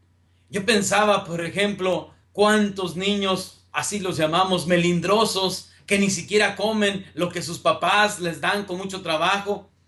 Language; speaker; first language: Spanish; native; Spanish